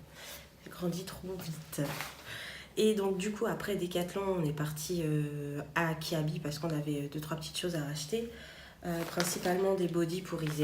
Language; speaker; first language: French; native; French